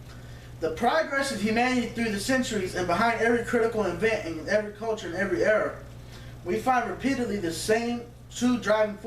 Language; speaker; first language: English; native; English